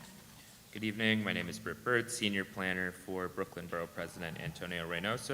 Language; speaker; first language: English; native; English